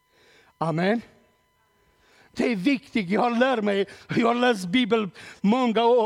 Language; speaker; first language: Swedish; non-native, learner; Romanian